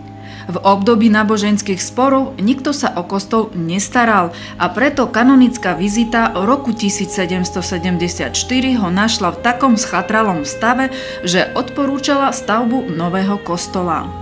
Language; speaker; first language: Slovak; native; Slovak